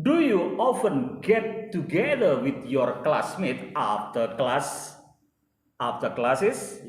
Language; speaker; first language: English; non-native, fluent; Indonesian